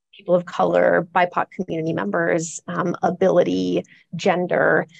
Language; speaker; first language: English; native; English